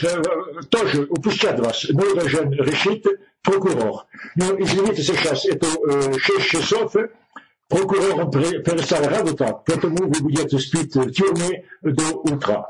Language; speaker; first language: Russian; non-native, learner; French